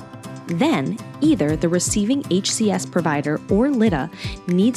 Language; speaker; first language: English; native; English